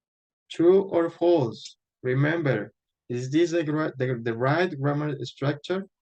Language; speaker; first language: English; non-native, fluent; Spanish